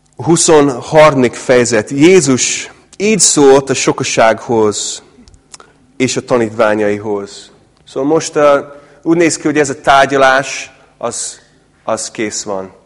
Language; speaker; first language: Hungarian; non-native, fluent; English